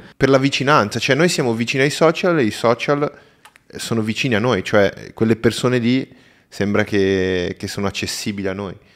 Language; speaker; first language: Italian; native; Italian